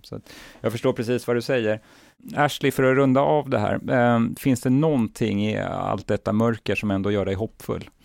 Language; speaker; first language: Swedish; native; Swedish